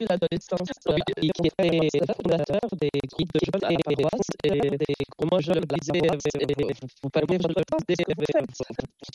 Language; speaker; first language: French; non-native, local second language; Arabic